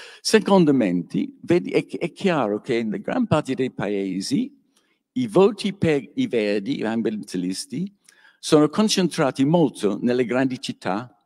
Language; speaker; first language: Italian; non-native, learner; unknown